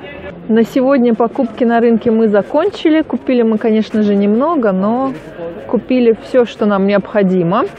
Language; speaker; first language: Russian; native; Russian